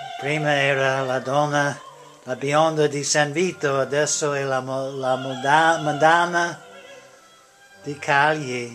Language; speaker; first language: Italian; non-native, learner; English